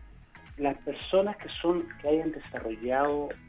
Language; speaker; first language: Spanish; native; Spanish